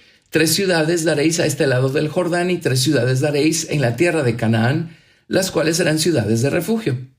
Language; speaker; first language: Spanish; native; Spanish